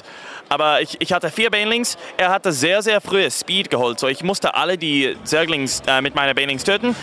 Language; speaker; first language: German; non-native, fluent; English